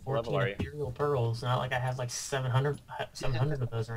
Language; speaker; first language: English; native; English